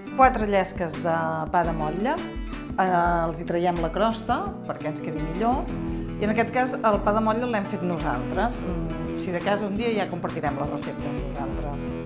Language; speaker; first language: Catalan; native; Catalan